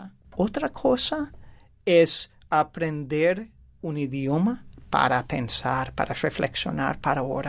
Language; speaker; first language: Spanish; non-native, fluent; English